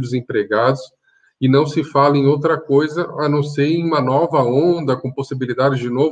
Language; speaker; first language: Portuguese; native; Portuguese